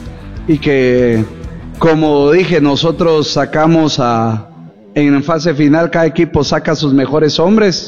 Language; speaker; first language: Spanish; native; Spanish